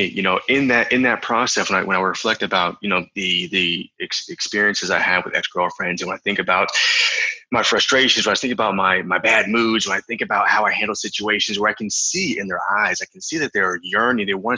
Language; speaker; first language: English; native; English